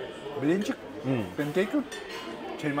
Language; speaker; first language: Korean; non-native, learner; Russian